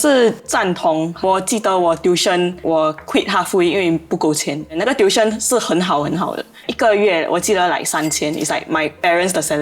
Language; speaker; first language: Chinese; non-native, local second language; English